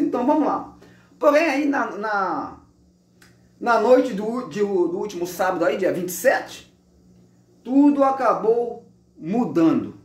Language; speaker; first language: Portuguese; native; Portuguese